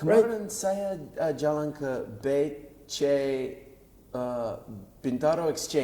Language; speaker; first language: Indonesian; non-native, fluent; English